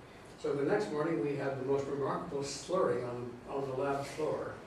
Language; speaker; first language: English; native; English